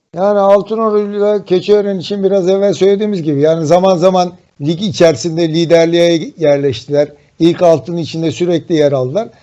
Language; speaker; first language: Turkish; native; Turkish